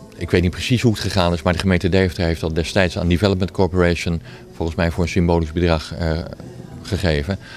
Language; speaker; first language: Dutch; native; Dutch